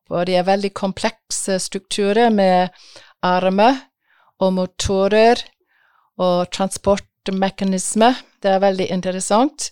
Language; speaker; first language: Norwegian; non-native, fluent; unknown